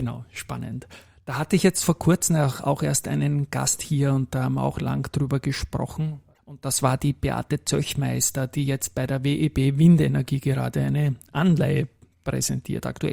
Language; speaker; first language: German; native; German